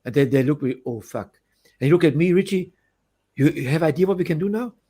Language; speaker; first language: English; non-native, fluent; German